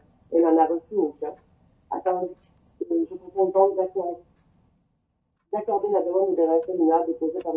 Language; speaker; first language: French; native; French